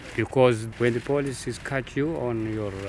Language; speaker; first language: English; non-native, learner; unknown